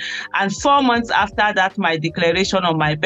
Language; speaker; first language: English; non-native, local second language; Hausa